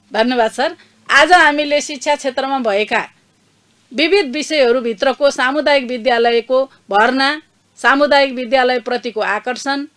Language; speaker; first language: Nepali; native; Nepali